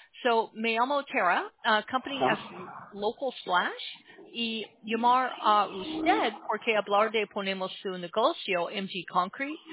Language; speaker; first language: Spanish; non-native, learner; English